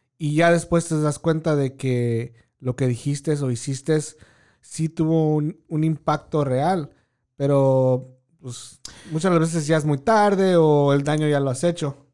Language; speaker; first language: Spanish; early bilingual, heritage; Spanish